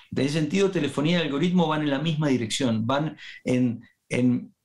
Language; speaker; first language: Spanish; native; Spanish